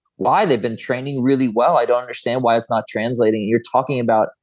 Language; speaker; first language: English; native; English